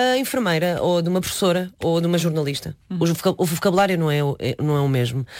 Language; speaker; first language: Portuguese; early bilingual, other home language; Chinese